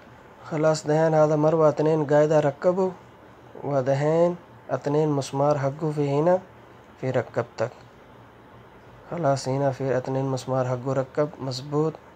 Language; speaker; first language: Arabic; non-native, learner; Urdu